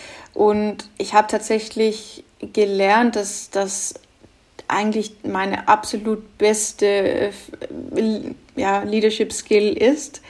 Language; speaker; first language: German; non-native, fluent; Danish